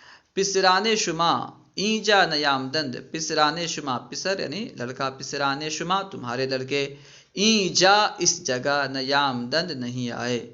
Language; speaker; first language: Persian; non-native, fluent; Urdu